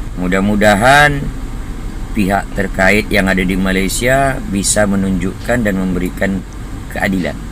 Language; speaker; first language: Indonesian; native; Indonesian